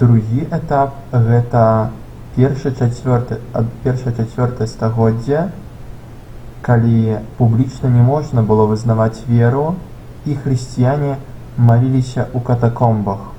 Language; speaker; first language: Belarusian; non-native, local second language; Russian